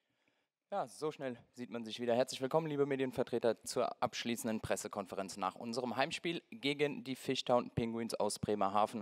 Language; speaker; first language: German; native; German